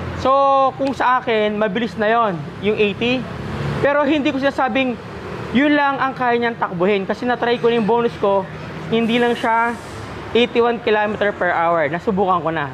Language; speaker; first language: Filipino; non-native, local second language; Pampanga